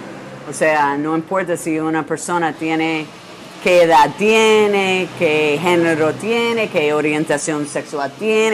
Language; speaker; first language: Spanish; non-native, fluent; English